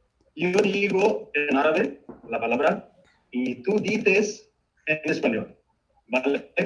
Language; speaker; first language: Spanish; non-native, fluent; Arabic